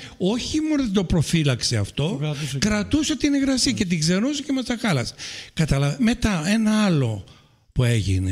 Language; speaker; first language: Greek; native; Greek